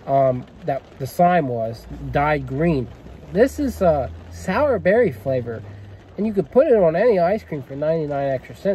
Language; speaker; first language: English; native; English